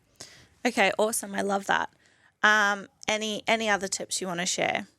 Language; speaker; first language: English; native; English